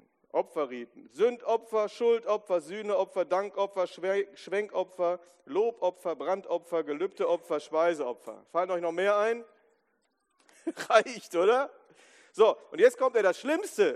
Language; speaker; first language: German; native; German